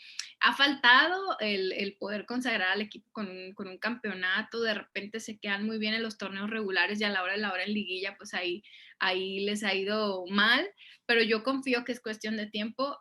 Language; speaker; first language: Spanish; native; Spanish